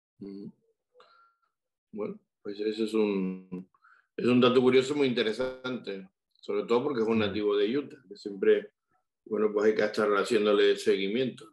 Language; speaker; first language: Spanish; native; Spanish